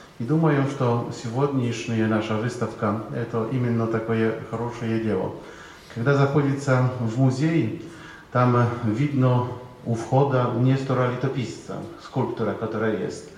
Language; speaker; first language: Russian; non-native, fluent; Polish